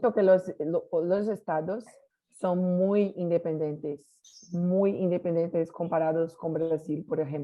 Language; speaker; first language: Spanish; non-native, learner; Portuguese